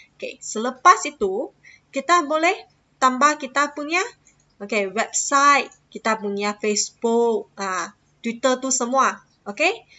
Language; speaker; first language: Malay; non-native, local second language; Chinese